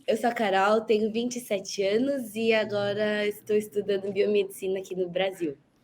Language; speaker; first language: Portuguese; early bilingual, other home language; Korean